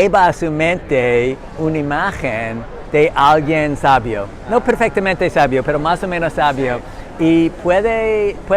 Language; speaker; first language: Spanish; non-native, learner; English